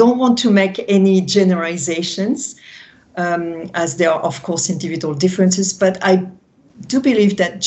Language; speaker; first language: English; non-native, fluent; French